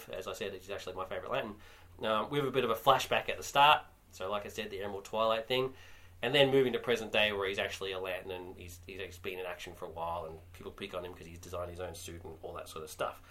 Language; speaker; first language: English; native; English